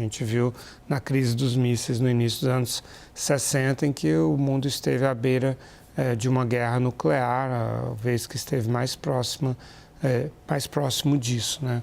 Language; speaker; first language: Portuguese; native; Portuguese